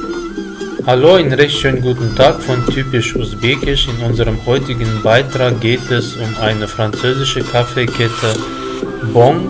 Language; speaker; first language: German; non-native, fluent; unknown